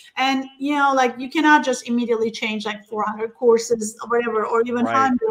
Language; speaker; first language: English; non-native, fluent; Turkish